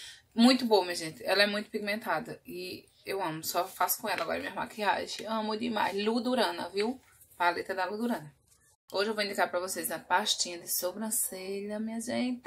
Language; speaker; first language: Portuguese; native; Portuguese